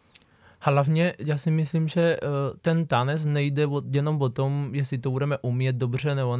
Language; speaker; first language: Czech; non-native, fluent; Spanish